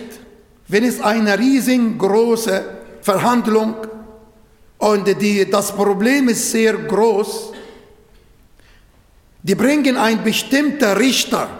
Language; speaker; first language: German; non-native, fluent; Arabic